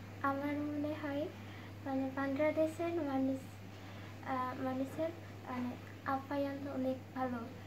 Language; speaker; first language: Bangla; non-native, fluent; Japanese